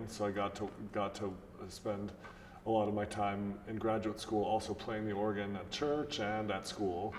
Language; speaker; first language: English; native; English